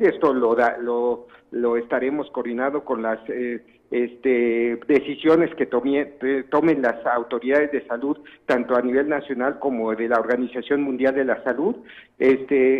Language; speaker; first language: Spanish; native; Spanish